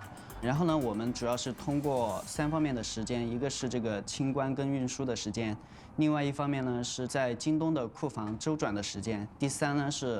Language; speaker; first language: Chinese; native; Chinese